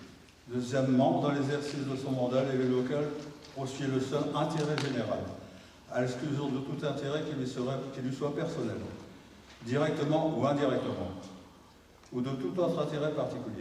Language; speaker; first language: French; native; French